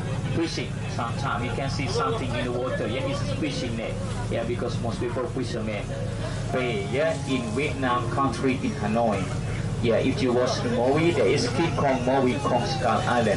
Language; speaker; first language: English; non-native, learner; Thai